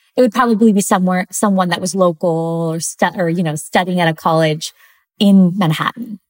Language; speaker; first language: English; early bilingual, other home language; Spanish